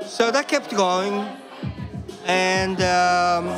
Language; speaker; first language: English; non-native, learner; Japanese